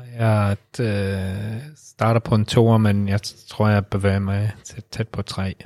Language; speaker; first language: Danish; non-native, fluent; English